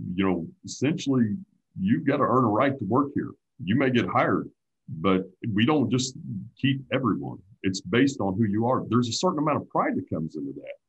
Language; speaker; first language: English; native; English